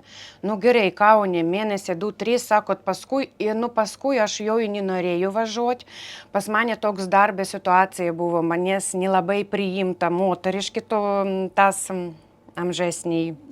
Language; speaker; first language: Lithuanian; non-native, learner; Ukrainian